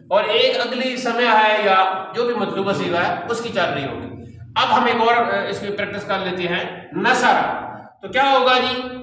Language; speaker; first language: Urdu; native; Urdu